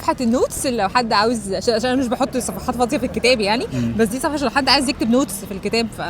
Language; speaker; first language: Arabic; native; Arabic